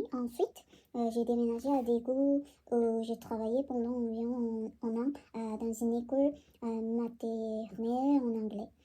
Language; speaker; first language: French; non-native, learner; Korean